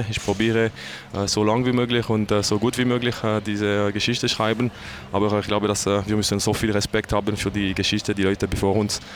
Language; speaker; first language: German; non-native, local second language; French